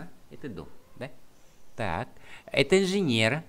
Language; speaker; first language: Russian; non-native, fluent; Vietnamese